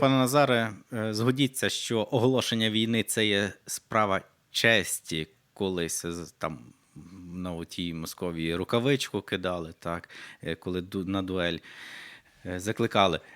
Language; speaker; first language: Ukrainian; native; Ukrainian